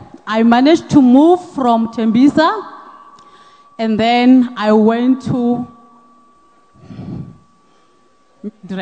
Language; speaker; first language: English; non-native, local second language; Northern Sotho